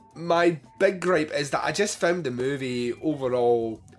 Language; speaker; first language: English; native; English